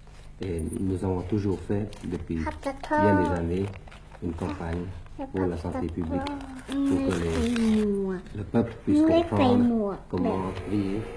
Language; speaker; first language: French; early bilingual, other home language; Thai